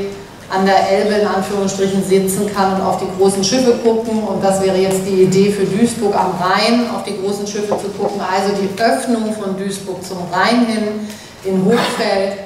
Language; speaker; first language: German; native; German